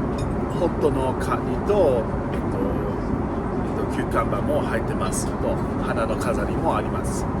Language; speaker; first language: Japanese; non-native, learner; English